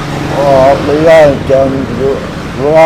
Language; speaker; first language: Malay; non-native, local second language; Javanese